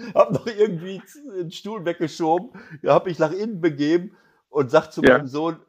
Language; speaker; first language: German; native; German